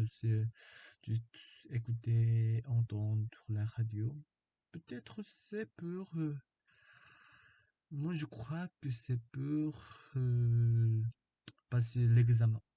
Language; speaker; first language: French; non-native, fluent; Korean